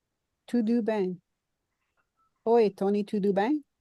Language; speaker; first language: Portuguese; non-native, learner; English